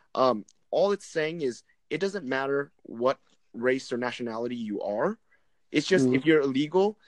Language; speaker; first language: English; non-native, fluent; Vietnamese